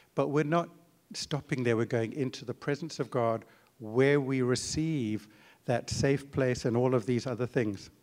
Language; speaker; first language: English; native; English